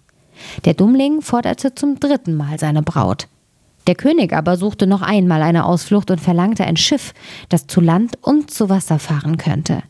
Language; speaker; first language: German; native; German